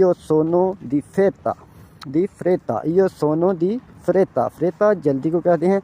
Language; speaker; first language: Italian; non-native, fluent; Urdu